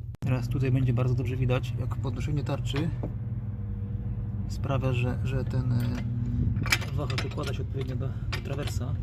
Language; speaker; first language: Polish; native; Polish